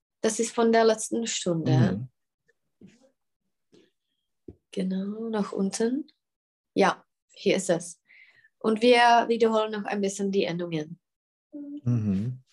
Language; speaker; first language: German; non-native, fluent; Czech